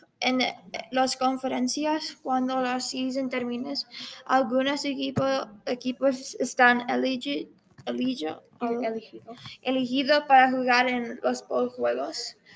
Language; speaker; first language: Spanish; non-native, learner; English